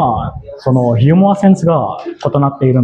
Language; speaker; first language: Japanese; non-native, fluent; Indonesian